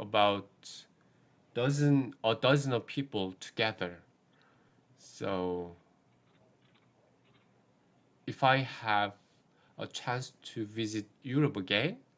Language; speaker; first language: English; non-native, learner; Korean